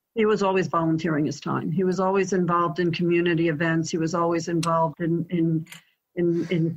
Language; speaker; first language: English; native; English